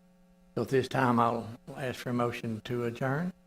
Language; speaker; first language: English; native; English